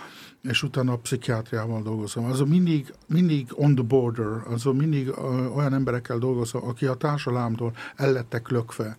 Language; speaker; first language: Hungarian; early bilingual, heritage; Hungarian